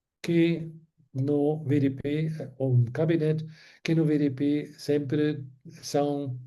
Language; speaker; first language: Portuguese; non-native, fluent; German